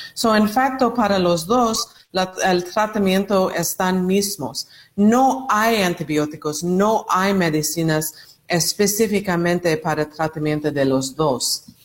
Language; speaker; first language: Spanish; non-native, learner; English